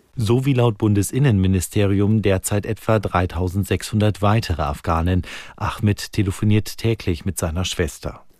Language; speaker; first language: German; native; German